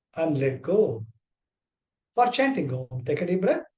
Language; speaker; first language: English; non-native, local second language; Tamil